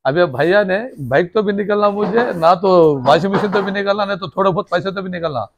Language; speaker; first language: Hindi; non-native, local second language; Telugu